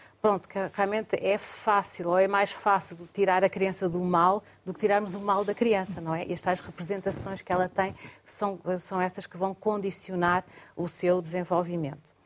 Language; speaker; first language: Portuguese; native; Portuguese